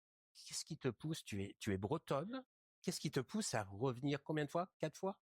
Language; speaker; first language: French; native; French